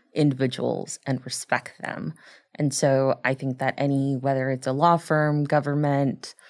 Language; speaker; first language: English; early bilingual, other home language; Spanish